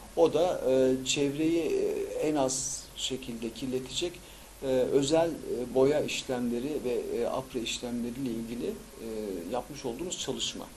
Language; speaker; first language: Turkish; early bilingual, heritage; Turkish